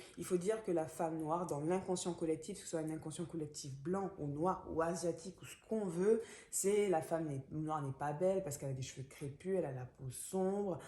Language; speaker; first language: French; native; French